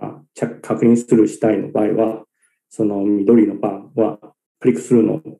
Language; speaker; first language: Japanese; non-native, learner; Chinese